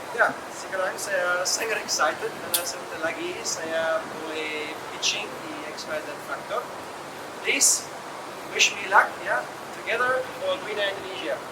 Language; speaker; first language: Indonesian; non-native, fluent; German